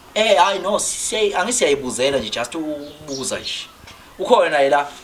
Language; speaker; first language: Zulu; native; Zulu